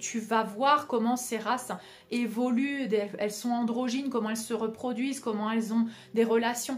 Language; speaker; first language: French; native; French